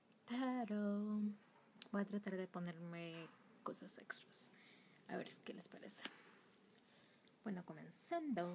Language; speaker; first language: Spanish; early bilingual, heritage; Spanish